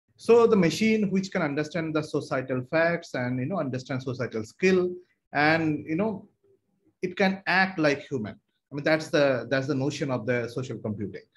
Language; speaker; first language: English; non-native, local second language; Bangla